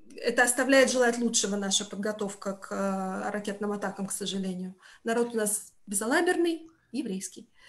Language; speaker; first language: Russian; native; Russian